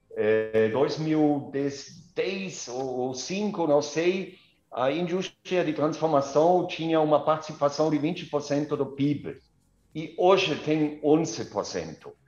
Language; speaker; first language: Portuguese; non-native, fluent; German